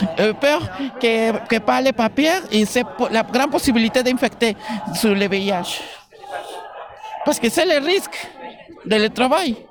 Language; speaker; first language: French; non-native, learner; Spanish